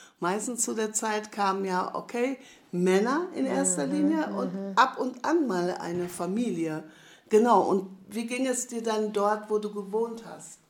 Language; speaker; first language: German; native; German